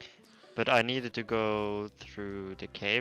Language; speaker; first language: English; non-native, fluent; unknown